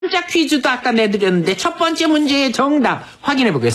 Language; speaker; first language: Korean; native; Korean